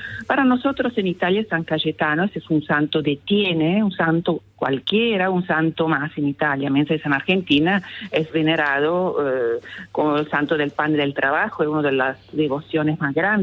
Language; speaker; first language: Spanish; non-native, fluent; Italian